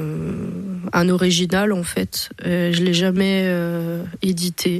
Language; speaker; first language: French; native; French